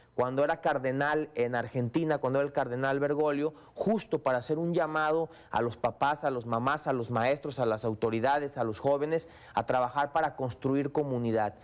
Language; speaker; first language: Spanish; native; Spanish